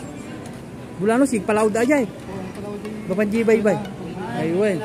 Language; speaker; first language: Filipino; non-native, local second language; Iloko